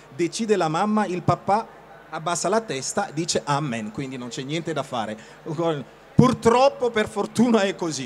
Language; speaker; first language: Italian; non-native, fluent; Lingala